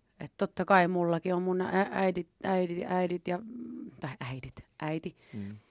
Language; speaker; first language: Finnish; native; Finnish